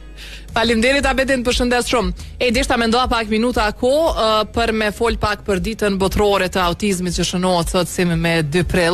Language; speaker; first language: Albanian; native; Albanian